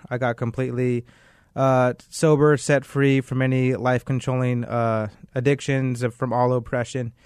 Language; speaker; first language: English; native; English